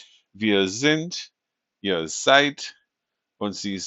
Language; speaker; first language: German; non-native, fluent; English